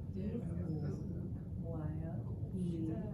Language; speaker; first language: English; non-native, learner; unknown